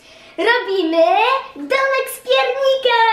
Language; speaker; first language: Polish; early bilingual, heritage; Polish